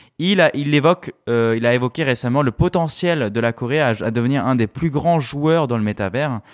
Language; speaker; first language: French; non-native, fluent; Korean